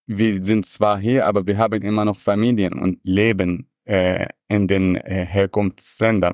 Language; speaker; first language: German; non-native, fluent; Arabic